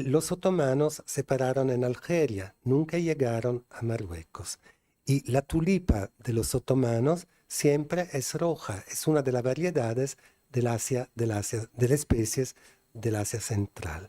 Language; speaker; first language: Spanish; non-native, fluent; Italian